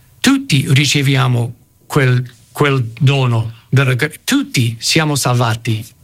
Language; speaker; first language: Italian; non-native, fluent; English